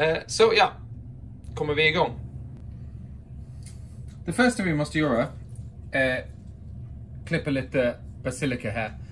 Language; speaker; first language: Swedish; non-native, fluent; English